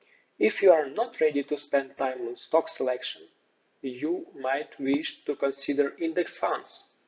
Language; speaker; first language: English; non-native, fluent; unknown